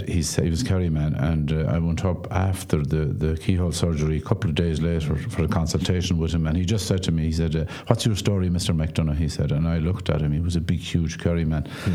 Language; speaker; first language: English; non-native, local second language; Irish